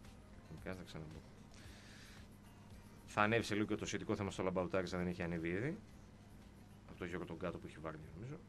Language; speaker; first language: Greek; native; Greek